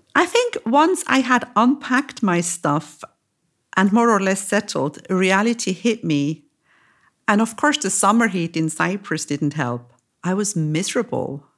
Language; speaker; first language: English; non-native, fluent; German